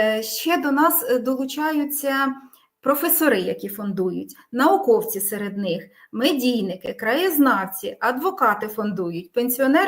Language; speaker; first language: Ukrainian; native; Ukrainian